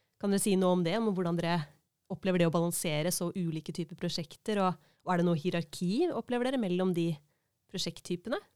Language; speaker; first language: Norwegian; native; Norwegian